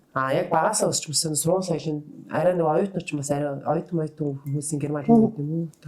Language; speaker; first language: Mongolian; native; Mongolian